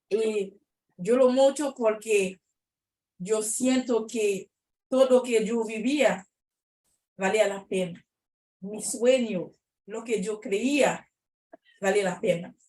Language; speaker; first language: Spanish; non-native, learner; Haitian Creole